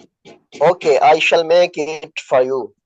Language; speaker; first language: English; non-native, learner; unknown